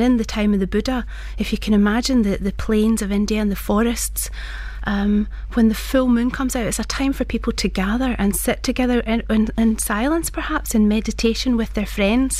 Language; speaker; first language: English; native; English